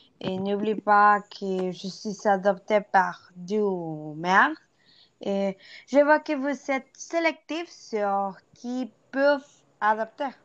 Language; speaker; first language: French; non-native, learner; Spanish